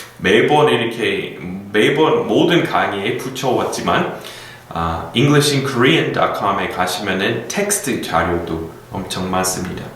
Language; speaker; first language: Korean; non-native, fluent; English